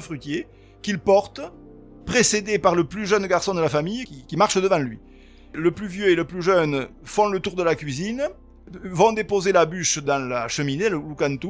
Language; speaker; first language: French; native; French